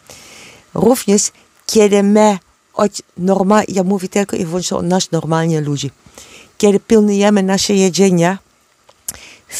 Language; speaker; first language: Polish; non-native, learner; Dutch